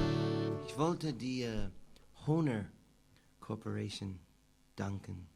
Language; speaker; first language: German; non-native, learner; English